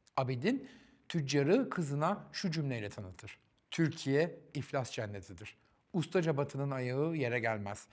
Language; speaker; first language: Turkish; native; Turkish